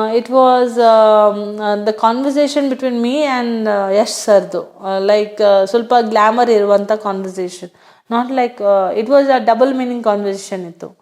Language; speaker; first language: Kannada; non-native, local second language; Hindi